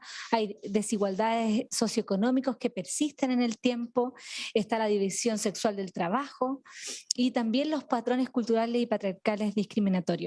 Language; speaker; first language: Spanish; native; Spanish